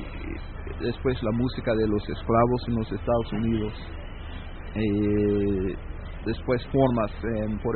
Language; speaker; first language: Spanish; non-native, fluent; English